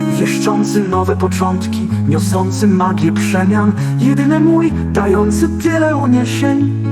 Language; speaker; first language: Polish; native; Polish